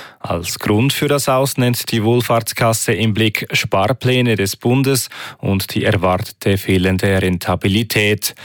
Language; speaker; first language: German; native; German